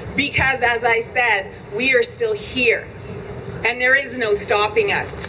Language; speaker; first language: English; native; English